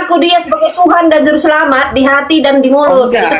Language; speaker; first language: Indonesian; native; Indonesian